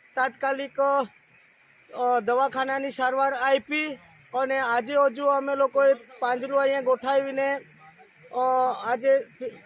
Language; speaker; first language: Gujarati; non-native, local second language; Bhili